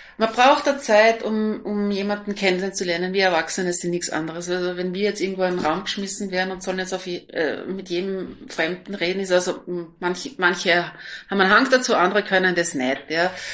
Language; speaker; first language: German; non-native, local second language; Slovenian